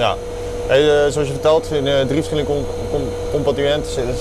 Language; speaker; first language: Dutch; native; Dutch